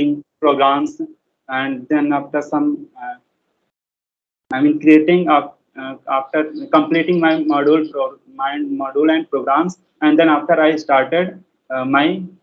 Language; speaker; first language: English; non-native, learner; Hindi